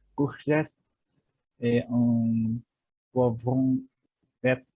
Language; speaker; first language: French; non-native, learner; Vietnamese